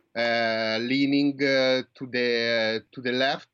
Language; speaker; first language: English; non-native, fluent; Italian